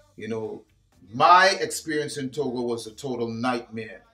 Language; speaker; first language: English; native; English